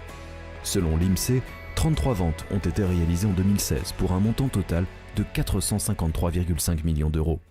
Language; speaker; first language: French; native; French